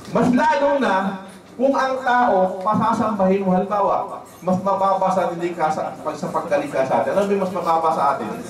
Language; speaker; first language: Filipino; non-native, local second language; Waray